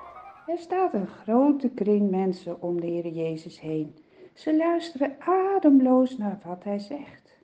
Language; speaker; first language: Dutch; native; Dutch